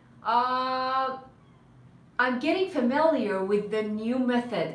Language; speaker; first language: English; non-native, fluent; Persian